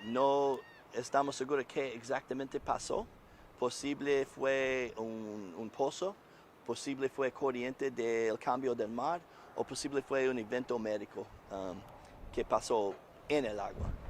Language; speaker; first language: Spanish; non-native, learner; English